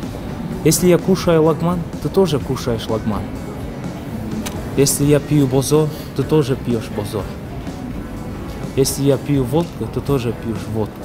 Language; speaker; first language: Russian; non-native, local second language; Kyrgyz